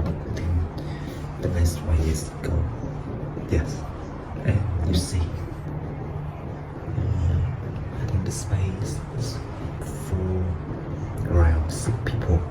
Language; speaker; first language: English; non-native, learner; Vietnamese